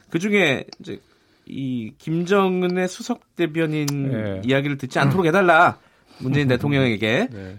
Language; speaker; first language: Korean; native; Korean